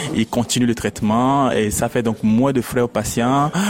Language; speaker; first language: French; non-native, local second language; Ewe